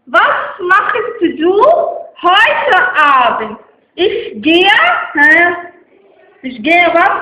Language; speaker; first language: German; non-native, fluent; Arabic